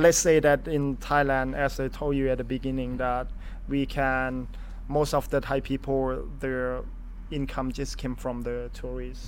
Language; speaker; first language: English; non-native, fluent; Thai